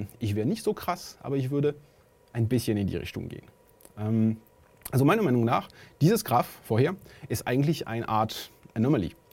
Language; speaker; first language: German; non-native, fluent; French